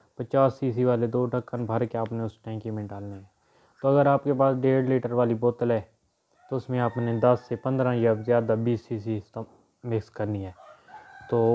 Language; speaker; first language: Urdu; non-native, local second language; Punjabi